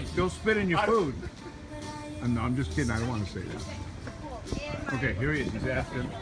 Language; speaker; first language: English; native; English